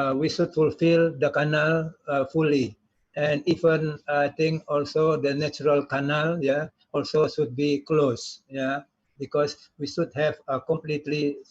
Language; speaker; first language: English; non-native, learner; Indonesian